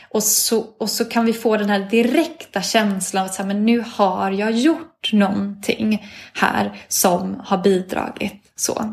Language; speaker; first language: Swedish; native; Swedish